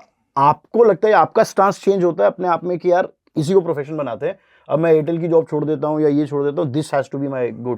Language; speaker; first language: Hindi; native; Hindi